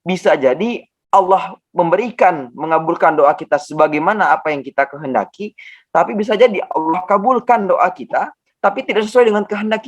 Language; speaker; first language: Indonesian; native; Indonesian